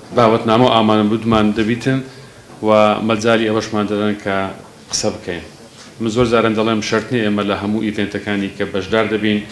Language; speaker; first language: Central Kurdish; native; Central Kurdish